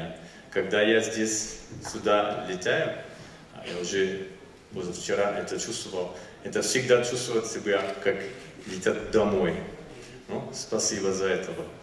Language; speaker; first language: Russian; non-native, learner; German